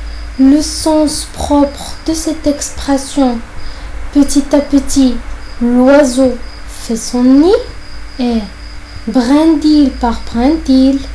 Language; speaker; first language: French; non-native, fluent; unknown